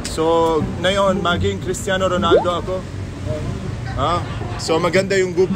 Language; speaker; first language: Filipino; non-native, learner; Arabic